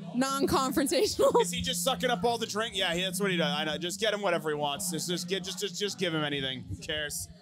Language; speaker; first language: English; native; English